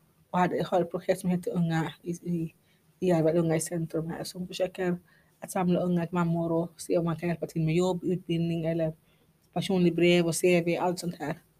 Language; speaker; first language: Swedish; non-native, fluent; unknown